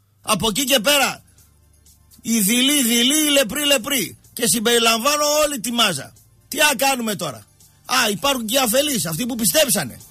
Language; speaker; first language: Greek; native; Greek